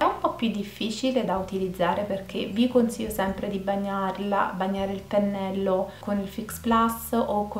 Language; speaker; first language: Italian; native; Italian